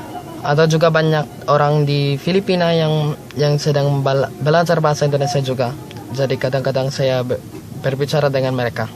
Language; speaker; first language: Indonesian; non-native, learner; Filipino